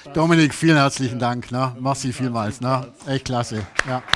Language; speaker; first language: German; native; German